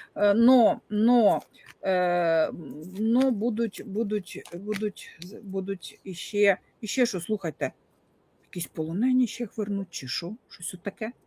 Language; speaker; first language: Ukrainian; non-native, local second language; Russian